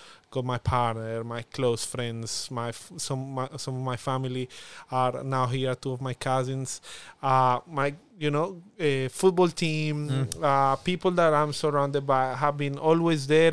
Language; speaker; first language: English; non-native, fluent; Spanish